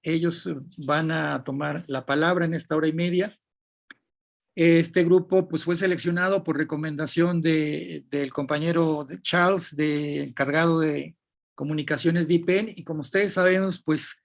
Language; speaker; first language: Spanish; native; Spanish